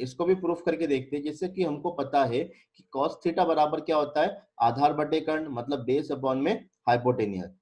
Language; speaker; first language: Hindi; native; Hindi